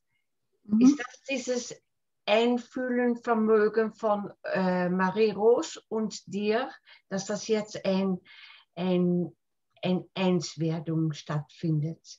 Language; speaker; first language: German; non-native, fluent; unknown